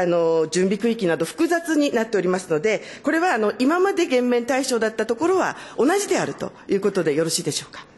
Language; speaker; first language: Japanese; native; Japanese